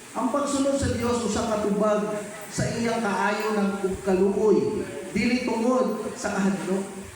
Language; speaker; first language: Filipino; native; Filipino